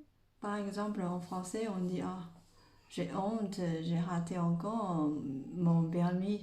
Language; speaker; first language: French; non-native, fluent; Chinese